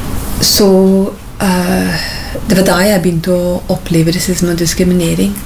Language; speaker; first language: Norwegian; non-native, fluent; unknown